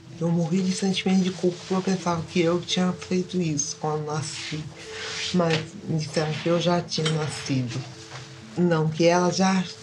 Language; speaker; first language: Portuguese; early bilingual, other home language; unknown